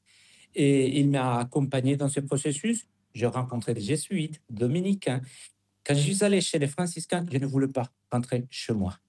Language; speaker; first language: French; non-native, fluent; Spanish